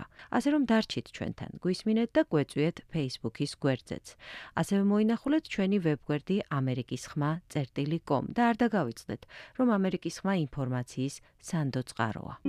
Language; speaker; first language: Georgian; native; Georgian